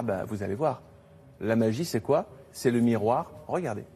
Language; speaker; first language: French; native; French